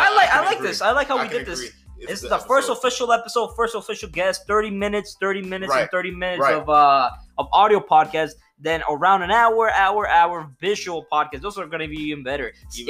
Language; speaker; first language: English; non-native, fluent; Spanish